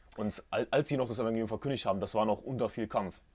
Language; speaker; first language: German; native; German